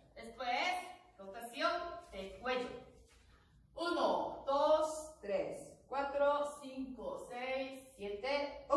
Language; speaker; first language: Spanish; non-native, learner; Korean